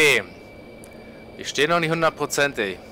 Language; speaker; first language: German; native; German